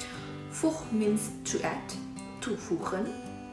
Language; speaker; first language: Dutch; non-native, learner; Indonesian